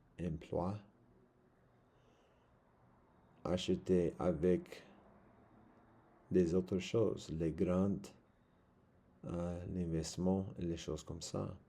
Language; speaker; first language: French; non-native, learner; English